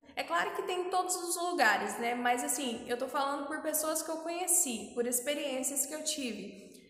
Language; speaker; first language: Portuguese; native; Portuguese